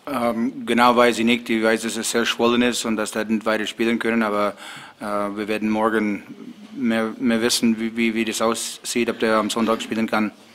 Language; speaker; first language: German; non-native, fluent; English